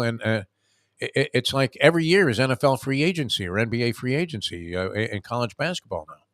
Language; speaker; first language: English; native; English